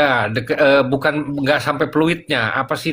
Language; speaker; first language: Indonesian; native; Indonesian